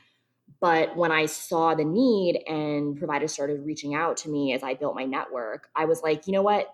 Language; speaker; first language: English; early bilingual, other home language; Chinese